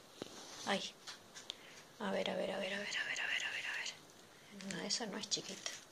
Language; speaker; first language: Spanish; native; Spanish